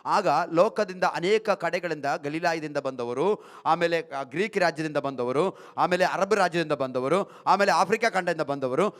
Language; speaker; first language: Kannada; non-native, local second language; Malayalam